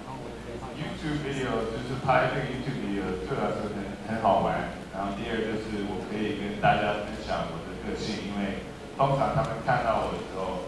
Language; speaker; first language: Chinese; early bilingual, heritage; English